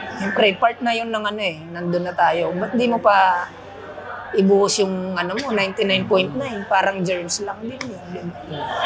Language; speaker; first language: Filipino; non-native, local second language; Waray